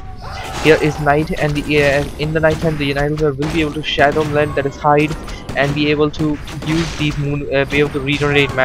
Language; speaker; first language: English; non-native, fluent; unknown